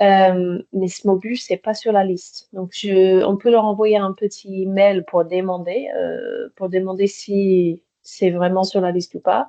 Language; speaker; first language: French; native; French